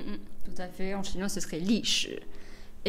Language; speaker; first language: French; native; French